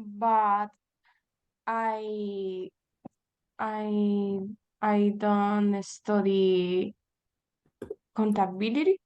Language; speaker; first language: English; non-native, learner; Spanish